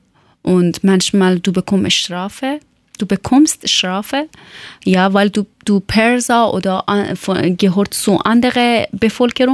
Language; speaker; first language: German; non-native, learner; Persian